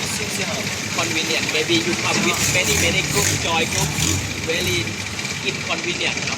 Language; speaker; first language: English; non-native, learner; Thai